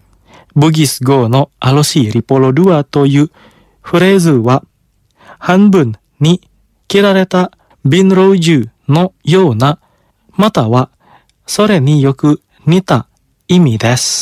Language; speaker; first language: Japanese; non-native, fluent; Indonesian